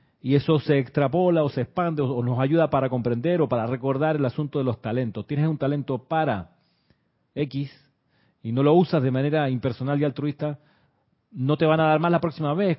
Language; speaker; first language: Spanish; native; Spanish